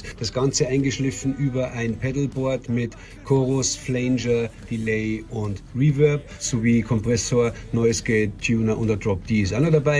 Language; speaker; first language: German; native; German